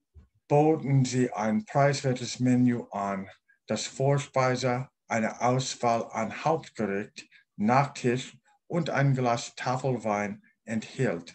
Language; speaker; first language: German; non-native, learner; English